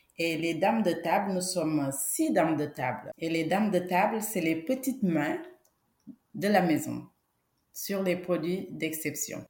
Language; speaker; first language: French; non-native, local second language; Wolof